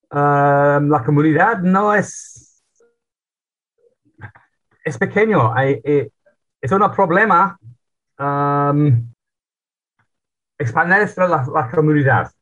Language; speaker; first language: Spanish; non-native, learner; English